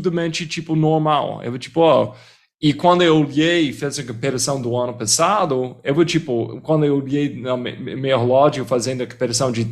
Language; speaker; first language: Portuguese; non-native, fluent; English